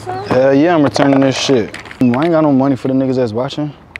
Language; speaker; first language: English; native; English